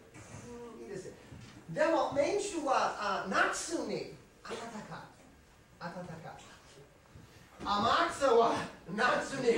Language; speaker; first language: Japanese; non-native, learner; English